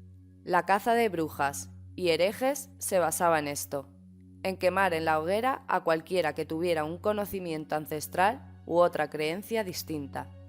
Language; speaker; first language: Spanish; native; Spanish